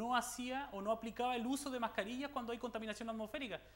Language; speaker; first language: Spanish; native; Spanish